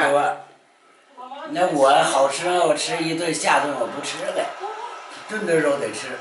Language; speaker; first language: Chinese; native; Chinese